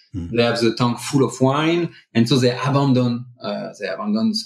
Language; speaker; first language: English; non-native, fluent; French